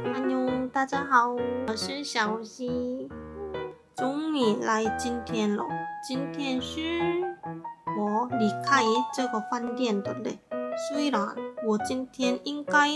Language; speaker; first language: Chinese; non-native, learner; Korean